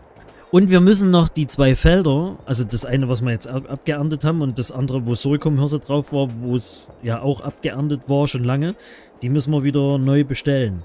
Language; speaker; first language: German; native; German